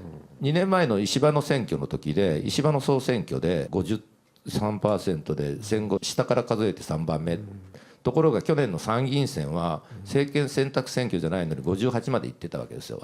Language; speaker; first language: Japanese; native; Japanese